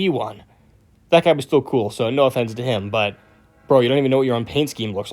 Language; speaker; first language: English; native; English